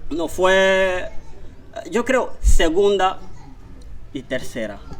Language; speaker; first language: Spanish; non-native, learner; Portuguese